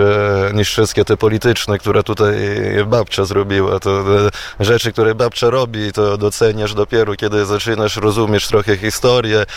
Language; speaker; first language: Polish; non-native, fluent; Italian